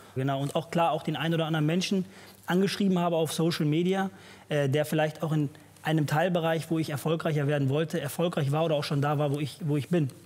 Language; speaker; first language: German; early bilingual, other home language; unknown